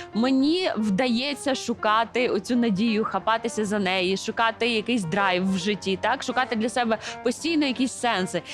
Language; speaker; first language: Ukrainian; native; Ukrainian